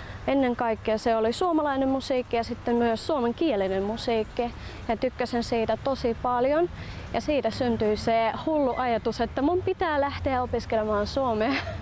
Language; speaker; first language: Finnish; non-native, fluent; Russian